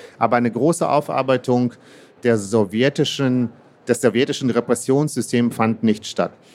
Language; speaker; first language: German; early bilingual, other home language; Russian